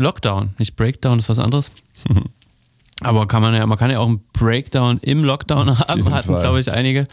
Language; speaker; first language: German; native; German